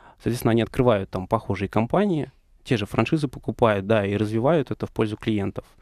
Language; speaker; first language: Russian; native; Russian